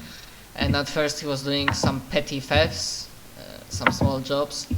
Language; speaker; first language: English; non-native, fluent; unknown